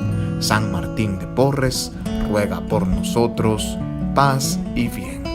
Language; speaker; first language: Spanish; native; Spanish